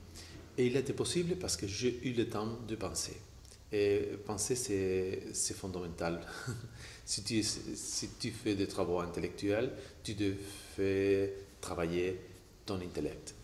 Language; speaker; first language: French; non-native, fluent; Spanish